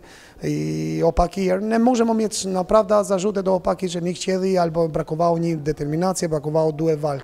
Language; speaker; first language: Polish; non-native, fluent; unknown